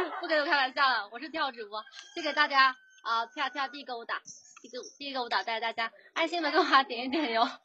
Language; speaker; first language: Chinese; native; Chinese